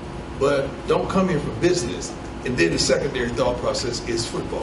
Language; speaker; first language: English; native; English